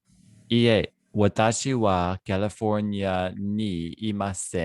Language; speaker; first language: Japanese; non-native, learner; English